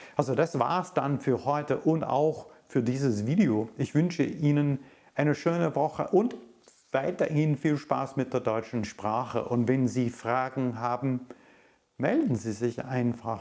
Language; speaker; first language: German; non-native, fluent; English